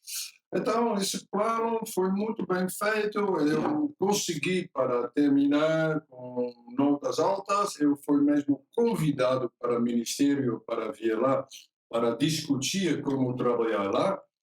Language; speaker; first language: Portuguese; non-native, fluent; Dutch